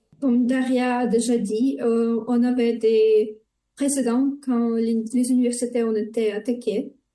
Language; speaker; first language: French; non-native, fluent; Ukrainian